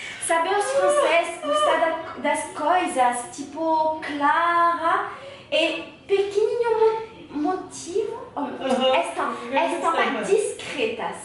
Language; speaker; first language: Portuguese; non-native, learner; French